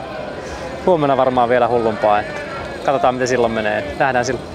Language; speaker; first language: Finnish; native; Finnish